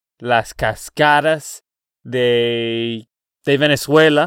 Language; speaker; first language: Spanish; non-native, learner; English